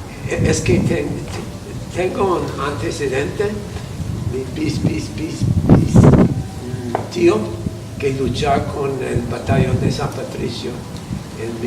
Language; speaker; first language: Spanish; non-native, fluent; English